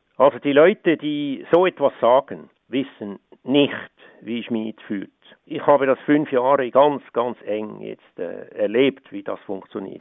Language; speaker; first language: German; native; German